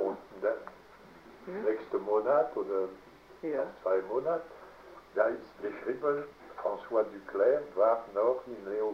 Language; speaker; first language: German; non-native, learner; French